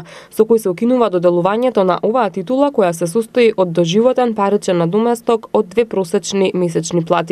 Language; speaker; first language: Macedonian; native; Macedonian